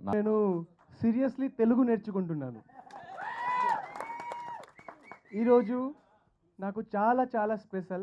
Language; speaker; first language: Telugu; non-native, learner; Odia